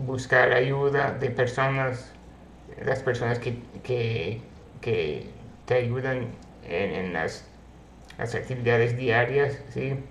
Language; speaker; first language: Spanish; non-native, fluent; English